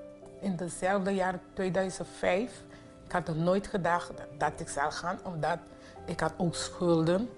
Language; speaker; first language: Dutch; non-native, local second language; Papiamento